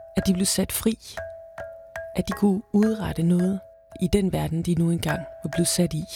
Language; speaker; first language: Danish; native; Danish